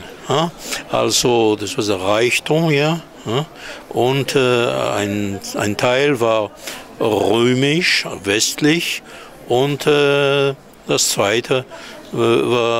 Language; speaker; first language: German; non-native, fluent; Hebrew